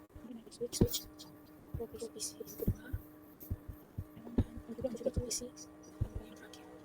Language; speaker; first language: Indonesian; native; Indonesian